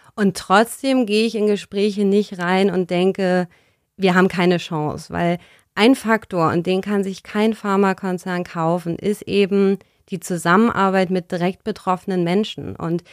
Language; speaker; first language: German; native; German